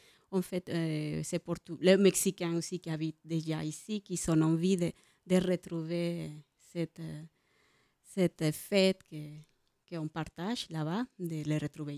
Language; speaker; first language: French; non-native, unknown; Spanish